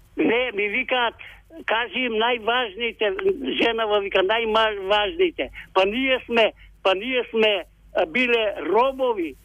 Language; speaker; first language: Macedonian; native; Macedonian